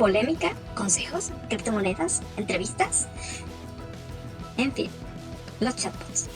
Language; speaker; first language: Spanish; native; Spanish